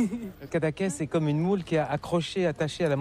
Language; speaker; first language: French; native; French